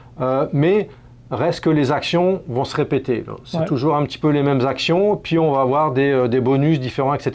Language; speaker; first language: French; native; French